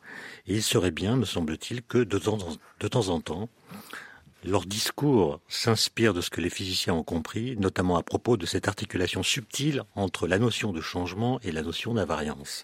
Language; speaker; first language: French; native; French